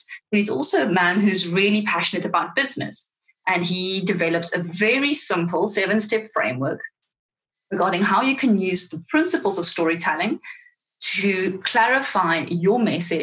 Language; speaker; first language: English; non-native, local second language; Afrikaans